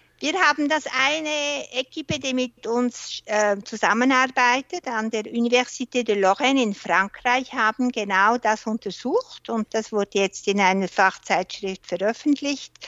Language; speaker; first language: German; non-native, local second language; French